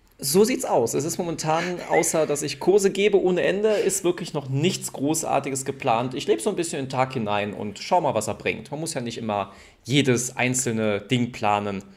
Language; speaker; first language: German; native; German